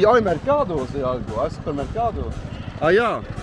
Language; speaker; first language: Spanish; non-native, learner; English